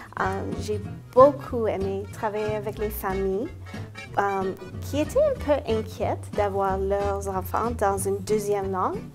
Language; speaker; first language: French; non-native, local second language; English